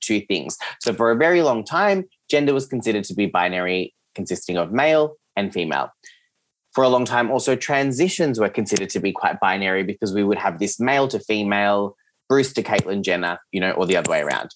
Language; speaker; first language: English; early bilingual, other home language; Serbian